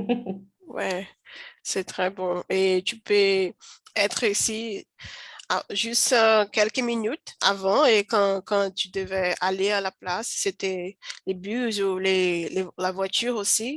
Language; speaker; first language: French; non-native, learner; Portuguese